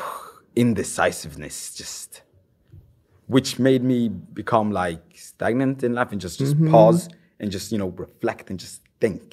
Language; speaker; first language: English; non-native, fluent; Swahili